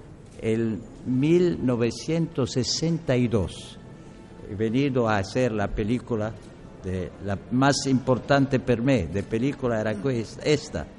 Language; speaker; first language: Spanish; non-native, learner; Arabic